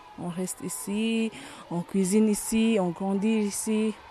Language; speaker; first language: French; non-native, learner; Tibetan